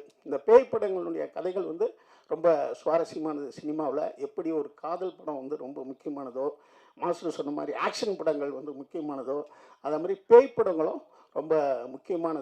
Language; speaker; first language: Tamil; native; Tamil